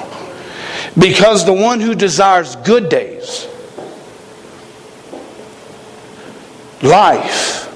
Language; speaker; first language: English; native; English